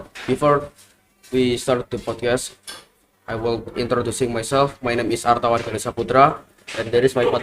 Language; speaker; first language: English; non-native, learner; Indonesian